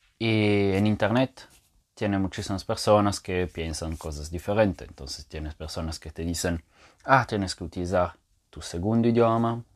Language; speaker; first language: Spanish; non-native, fluent; Italian